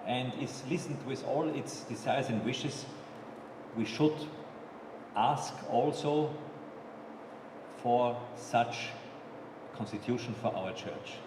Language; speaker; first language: English; non-native, fluent; German